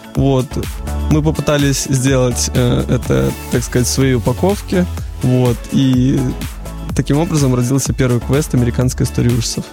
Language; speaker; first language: Russian; native; Russian